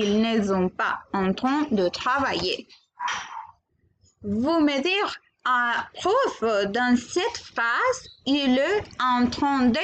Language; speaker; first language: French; non-native, learner; Spanish